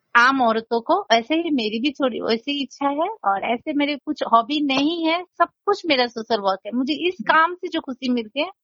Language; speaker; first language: Hindi; non-native, local second language; Nepali